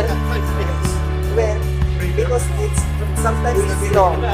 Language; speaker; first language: English; non-native, learner; Filipino